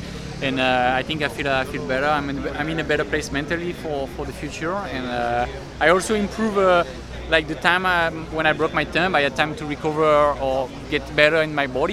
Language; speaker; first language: English; non-native, fluent; French